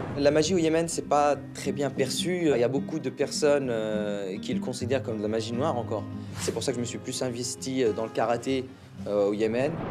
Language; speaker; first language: French; non-native, fluent; Arabic